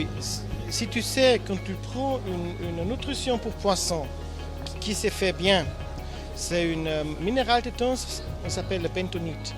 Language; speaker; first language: French; non-native, learner; German